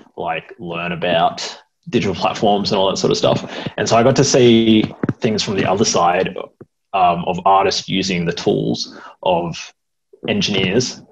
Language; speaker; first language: English; native; English